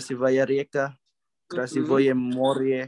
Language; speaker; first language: Russian; non-native, learner; Indonesian